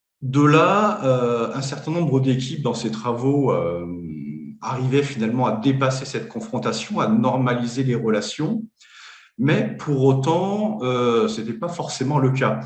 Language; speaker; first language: French; native; French